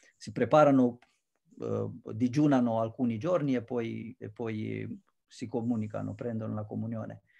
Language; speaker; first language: Italian; non-native, fluent; Romanian